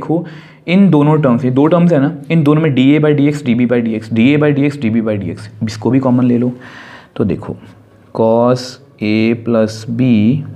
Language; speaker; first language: Hindi; native; Hindi